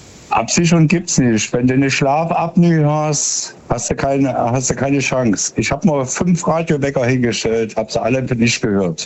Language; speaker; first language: German; native; German